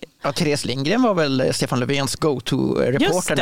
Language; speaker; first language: Swedish; native; Swedish